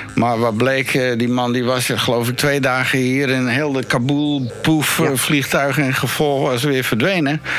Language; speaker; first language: Dutch; native; Dutch